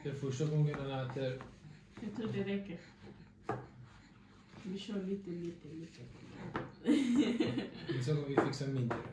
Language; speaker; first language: Swedish; early bilingual, other home language; Turkish